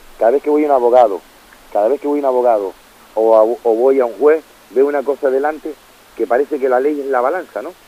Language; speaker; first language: Spanish; native; Spanish